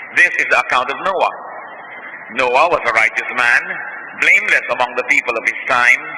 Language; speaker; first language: English; non-native, local second language; Filipino